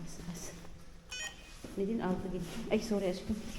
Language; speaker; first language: Turkish; non-native, learner; Filipino